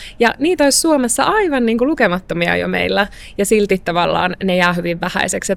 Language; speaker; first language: Finnish; early bilingual, other home language; Arabic